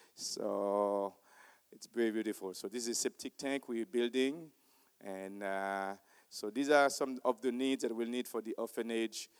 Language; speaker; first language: English; non-native, fluent; Haitian Creole